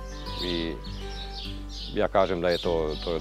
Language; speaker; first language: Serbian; non-native, local second language; Hungarian